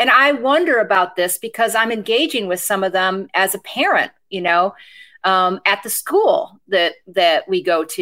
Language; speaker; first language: English; native; English